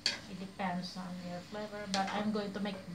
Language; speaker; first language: English; non-native, learner; Indonesian